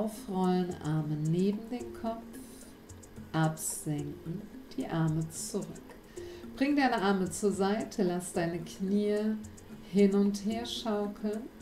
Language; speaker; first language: German; native; German